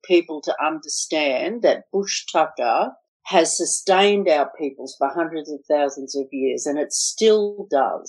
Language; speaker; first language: English; native; English